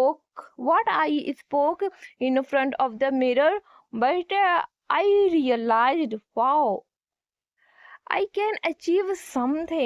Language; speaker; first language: English; non-native, learner; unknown